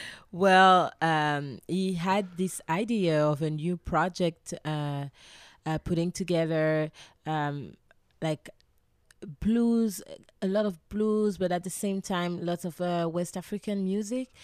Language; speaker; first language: English; non-native, fluent; French